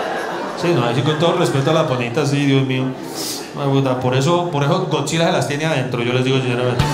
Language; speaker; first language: Spanish; native; Spanish